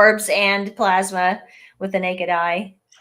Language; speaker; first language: English; native; English